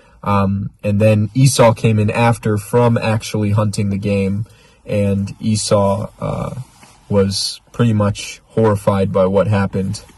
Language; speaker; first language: English; native; English